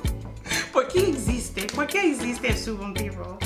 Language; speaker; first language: Spanish; non-native, fluent; English